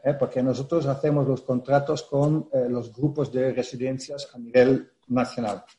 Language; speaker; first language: Spanish; non-native, fluent; Dutch